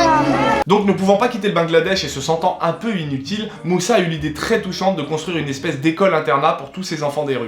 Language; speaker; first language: French; native; French